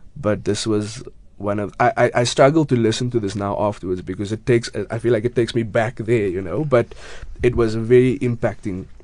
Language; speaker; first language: English; native; English